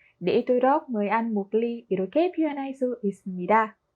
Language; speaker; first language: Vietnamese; non-native, fluent; Korean